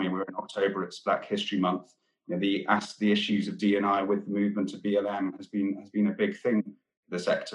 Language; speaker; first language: English; native; English